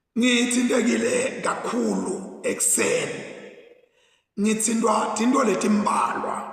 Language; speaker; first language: Zulu; non-native, local second language; Swati